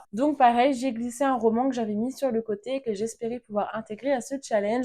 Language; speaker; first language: French; native; French